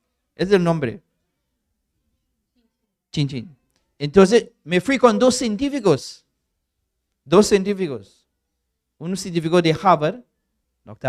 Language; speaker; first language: Spanish; non-native, fluent; English